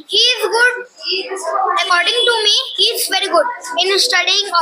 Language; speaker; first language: English; non-native, learner; Hindi